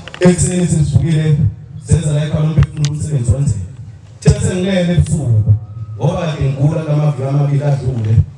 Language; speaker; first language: Zulu; native; Zulu